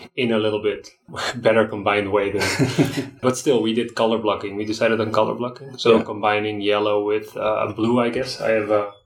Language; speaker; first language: English; non-native, fluent; Dutch